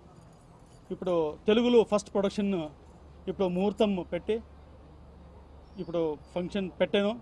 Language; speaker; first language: Telugu; non-native, learner; Kannada